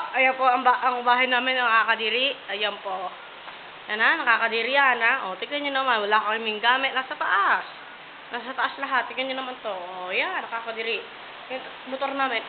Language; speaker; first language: Filipino; native; Filipino